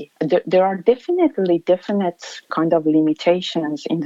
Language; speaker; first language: English; non-native, fluent; Persian